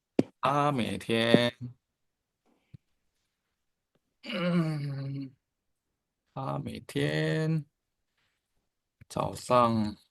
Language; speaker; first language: Chinese; non-native, fluent; Indonesian